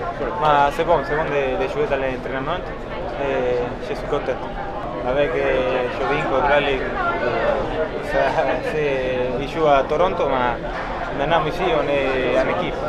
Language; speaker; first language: French; non-native, learner; Spanish